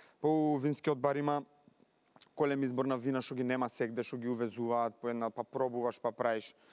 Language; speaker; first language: Macedonian; native; Macedonian